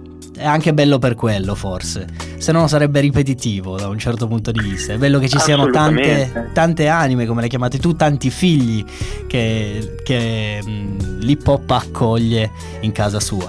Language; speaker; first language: Italian; native; Italian